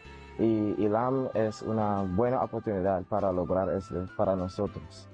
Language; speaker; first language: Spanish; non-native, learner; English